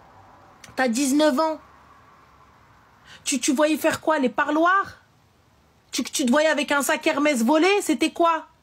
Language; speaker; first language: French; native; French